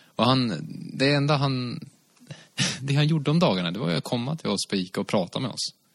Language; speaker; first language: Swedish; native; Swedish